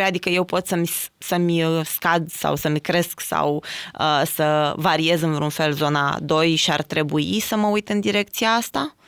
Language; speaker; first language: Romanian; native; Romanian